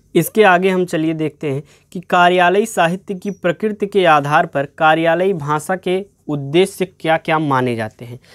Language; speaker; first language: Hindi; native; Hindi